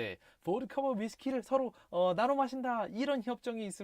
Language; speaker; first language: Korean; native; Korean